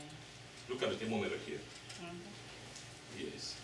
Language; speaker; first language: English; non-native, local second language; French